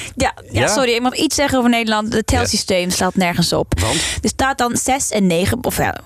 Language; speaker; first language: Dutch; non-native, fluent; Norwegian